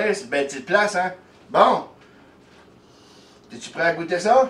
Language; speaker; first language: French; native; French